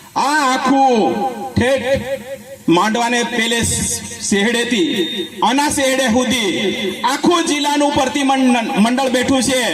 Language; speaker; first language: Gujarati; non-native, local second language; Bhili